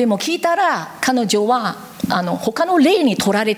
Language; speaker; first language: Japanese; non-native, learner; Korean